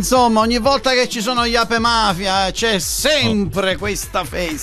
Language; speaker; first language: Italian; native; Italian